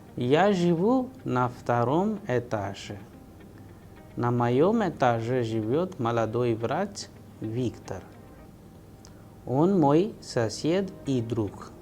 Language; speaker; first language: Russian; non-native, fluent; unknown